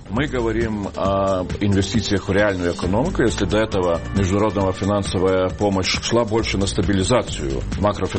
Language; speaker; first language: Russian; non-native, local second language; Lithuanian